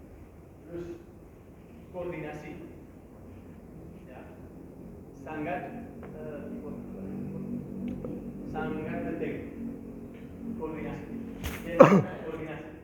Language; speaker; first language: Indonesian; non-native, learner; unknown